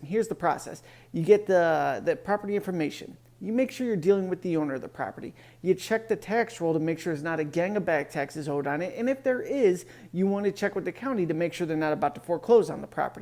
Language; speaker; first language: English; native; English